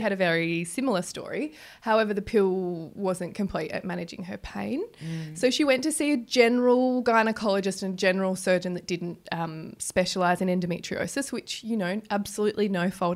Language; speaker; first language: English; native; English